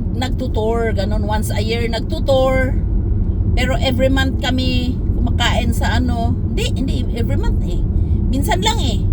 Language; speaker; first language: Filipino; native; Filipino